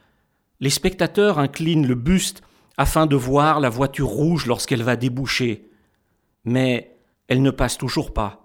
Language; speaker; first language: French; native; French